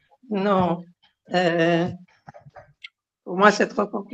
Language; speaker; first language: French; non-native, fluent; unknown